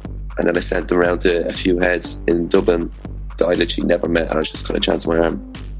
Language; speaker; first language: English; native; English